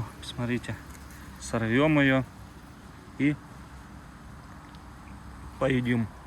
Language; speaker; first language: Russian; native; Russian